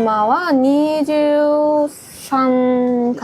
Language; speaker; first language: Japanese; non-native, fluent; Mongolian